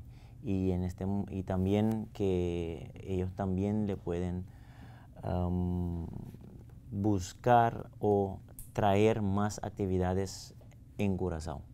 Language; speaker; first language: Spanish; non-native, fluent; Papiamento